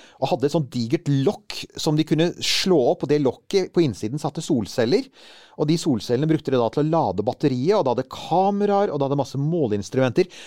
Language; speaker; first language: Norwegian; native; Norwegian